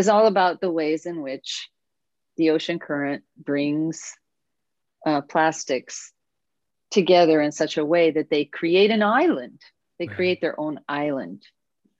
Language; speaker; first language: English; native; English